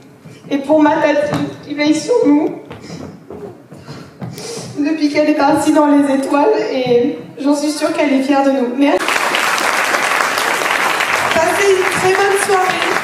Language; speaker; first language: French; native; French